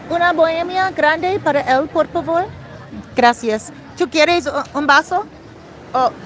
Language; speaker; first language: Spanish; non-native, learner; English